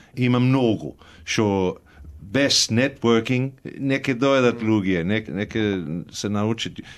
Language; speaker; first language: Macedonian; early bilingual, heritage; Macedonian